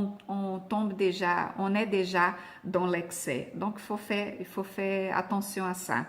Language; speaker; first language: French; non-native, fluent; Portuguese